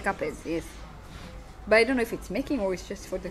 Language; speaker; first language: English; non-native, fluent; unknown